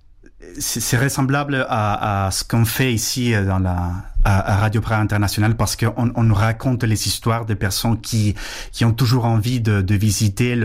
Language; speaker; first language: French; non-native, fluent; Spanish